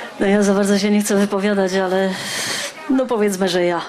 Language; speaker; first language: Polish; native; Polish